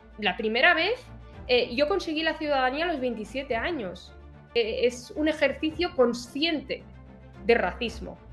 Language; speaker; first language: Spanish; early bilingual, other home language; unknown